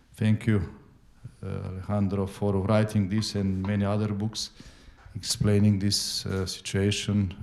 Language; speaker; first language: English; non-native, fluent; Slovenian